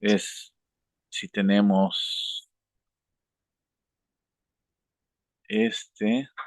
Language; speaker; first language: Spanish; native; Spanish